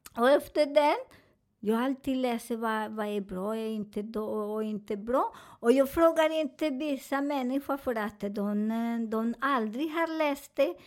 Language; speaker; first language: Swedish; non-native, learner; Spanish